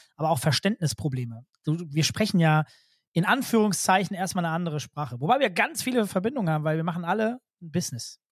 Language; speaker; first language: German; native; German